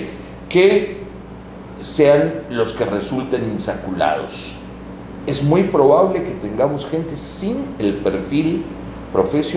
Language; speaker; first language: Spanish; native; Spanish